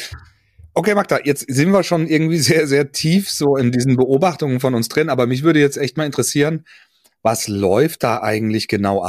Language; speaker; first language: German; native; German